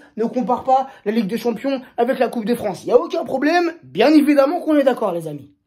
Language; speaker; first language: French; native; French